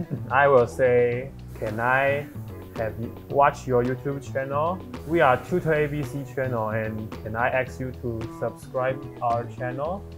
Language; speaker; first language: English; non-native, learner; Chinese